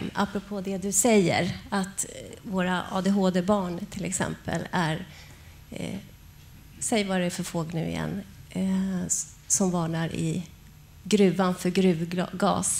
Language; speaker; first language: Swedish; native; Swedish